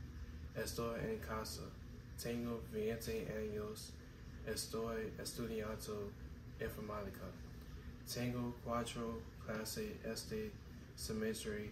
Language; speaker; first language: Spanish; non-native, learner; English